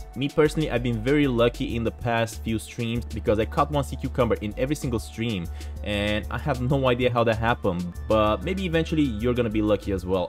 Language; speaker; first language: English; non-native, fluent; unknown